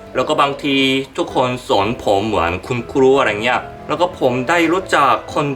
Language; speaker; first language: Thai; non-native, fluent; Korean